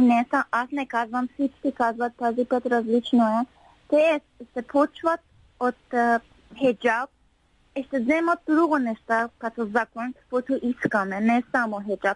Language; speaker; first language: Bulgarian; non-native, learner; Persian